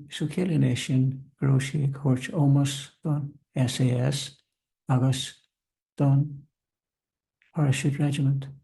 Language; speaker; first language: Irish; non-native, local second language; English